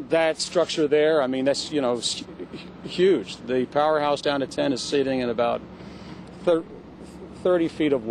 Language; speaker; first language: English; native; English